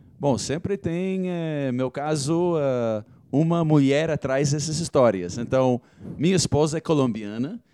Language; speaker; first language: Portuguese; non-native, fluent; English